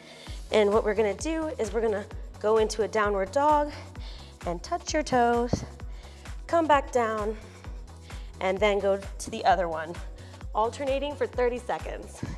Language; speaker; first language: English; native; English